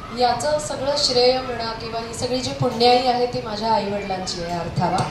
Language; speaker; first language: Marathi; non-native, local second language; Konkani